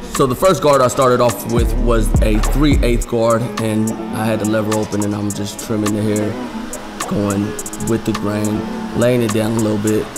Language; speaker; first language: English; native; English